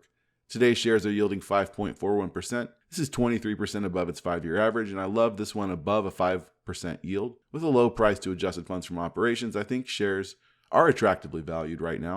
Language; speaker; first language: English; native; English